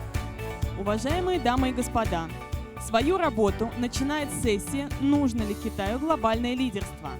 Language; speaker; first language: Russian; native; Russian